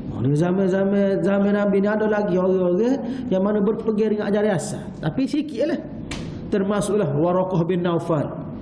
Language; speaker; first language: Malay; native; Malay